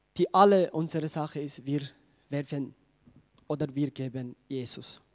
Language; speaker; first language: German; non-native, learner; Tigrinya